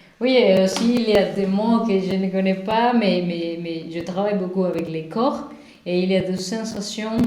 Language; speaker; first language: French; non-native, learner; Spanish